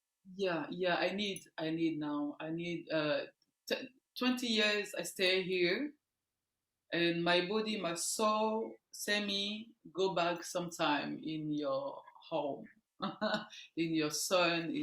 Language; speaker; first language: English; non-native, learner; French